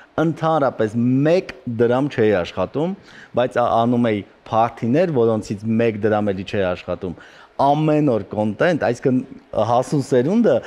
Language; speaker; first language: Armenian; native; Armenian